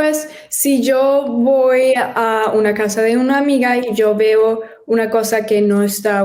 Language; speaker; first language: Spanish; early bilingual, heritage; German